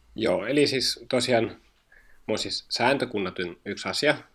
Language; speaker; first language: Finnish; non-native, fluent; Spanish